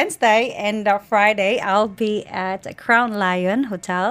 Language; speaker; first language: English; non-native, local second language; Cebuano